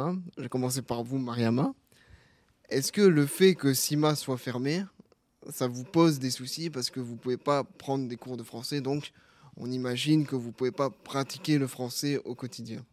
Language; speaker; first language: French; native; French